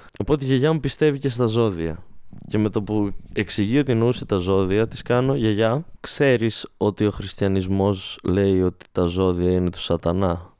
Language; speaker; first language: Greek; native; Greek